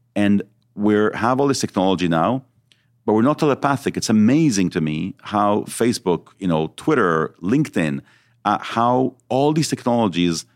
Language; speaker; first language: English; early bilingual, other home language; Hebrew